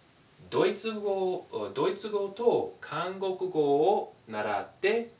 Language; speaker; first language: Japanese; non-native, fluent; English